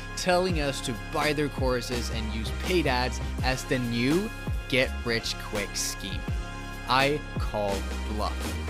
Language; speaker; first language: English; non-native, fluent; Swedish